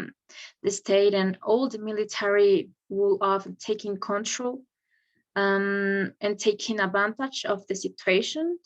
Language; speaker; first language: English; non-native, learner; Spanish